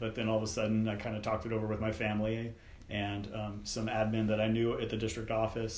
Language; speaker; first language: English; native; English